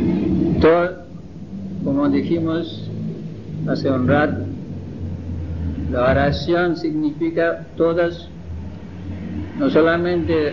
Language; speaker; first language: Spanish; non-native, fluent; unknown